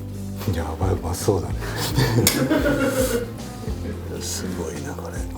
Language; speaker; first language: Japanese; native; Japanese